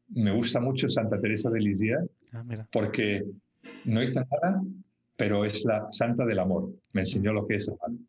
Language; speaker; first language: Spanish; native; Spanish